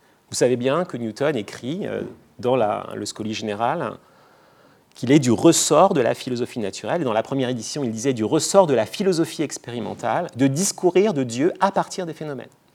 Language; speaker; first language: French; native; French